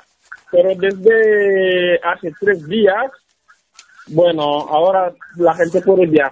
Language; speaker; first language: Spanish; non-native, fluent; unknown